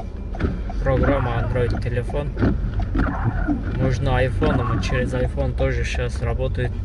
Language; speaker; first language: Russian; non-native, learner; Kyrgyz